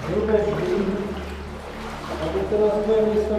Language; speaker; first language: Polish; native; Polish